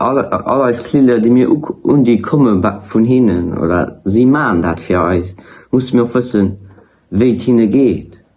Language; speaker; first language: German; non-native, local second language; Luxembourgish